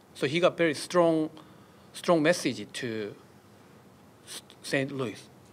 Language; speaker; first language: English; non-native, learner; Korean